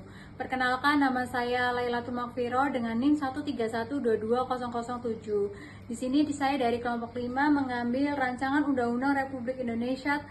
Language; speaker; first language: Indonesian; native; Indonesian